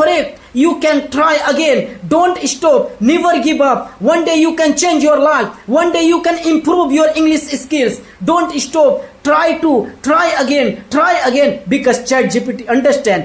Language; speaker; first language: English; non-native, learner; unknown